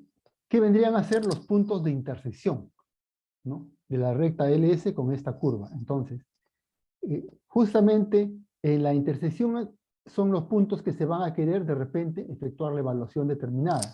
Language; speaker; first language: Spanish; native; Spanish